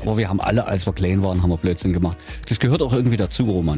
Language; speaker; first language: German; native; German